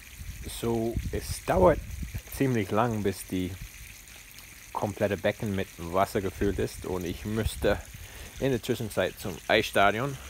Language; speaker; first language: German; non-native, fluent; English